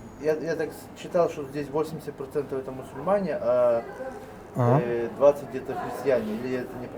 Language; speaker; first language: Russian; non-native, local second language; Ukrainian